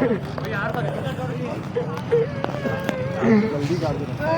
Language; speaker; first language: Hindi; non-native, local second language; Punjabi